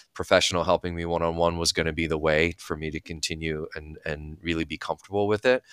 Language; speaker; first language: English; early bilingual, other home language; Bulgarian